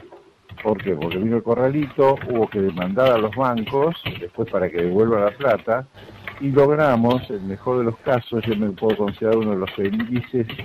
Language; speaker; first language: Spanish; native; Spanish